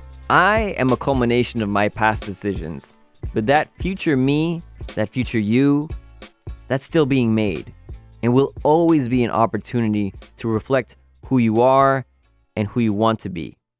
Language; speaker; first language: English; early bilingual, other home language; Spanish